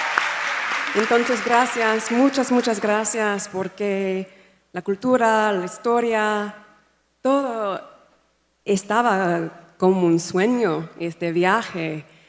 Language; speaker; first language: Spanish; non-native, fluent; English